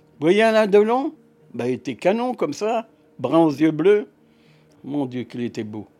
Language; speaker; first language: French; native; French